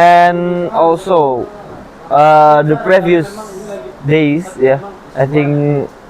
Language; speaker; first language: English; non-native, learner; Indonesian